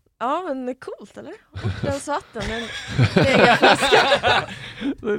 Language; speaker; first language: Swedish; native; Swedish